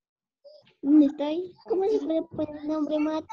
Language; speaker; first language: Spanish; native; Spanish